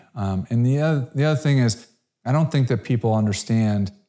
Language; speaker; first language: English; native; English